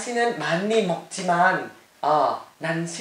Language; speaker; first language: Korean; non-native, fluent; Vietnamese